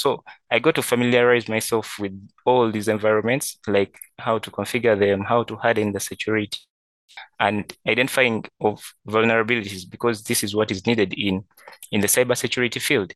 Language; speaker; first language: English; non-native, local second language; Ganda